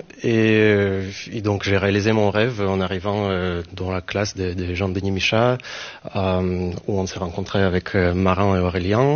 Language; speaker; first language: French; non-native, fluent; Ukrainian